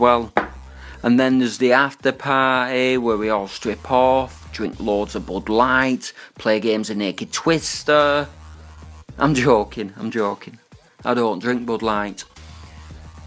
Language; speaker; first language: English; native; English